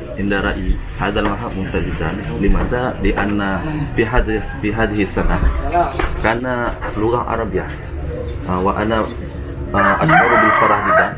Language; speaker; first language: Arabic; non-native, learner; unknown